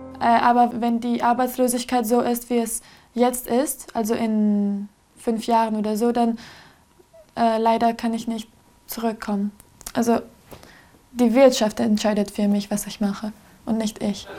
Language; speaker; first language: German; non-native, fluent; Greek